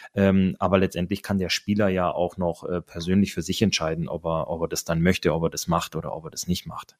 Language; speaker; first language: German; non-native, fluent; Finnish